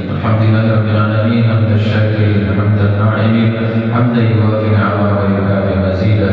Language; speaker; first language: Indonesian; native; Indonesian